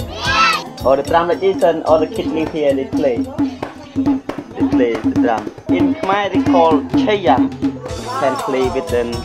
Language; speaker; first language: English; non-native, learner; Khmer